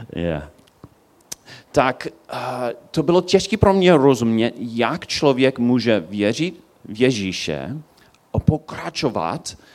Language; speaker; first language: Czech; non-native, learner; English